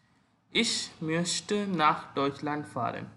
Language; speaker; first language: German; non-native, learner; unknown